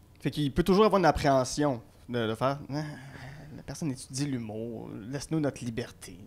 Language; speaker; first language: French; native; French